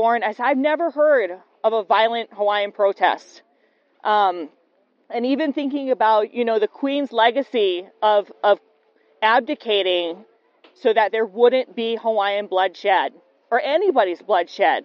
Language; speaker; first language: English; native; English